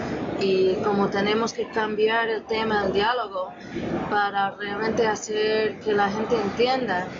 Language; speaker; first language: Spanish; non-native, fluent; English